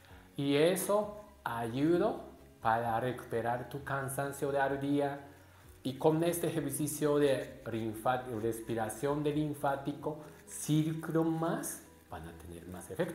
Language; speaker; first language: Spanish; non-native, learner; Japanese